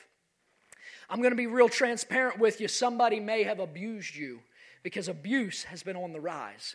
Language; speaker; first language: English; native; English